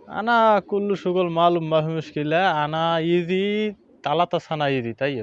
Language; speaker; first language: Arabic; non-native, learner; Bangla